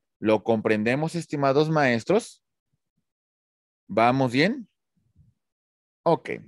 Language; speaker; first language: Spanish; native; Spanish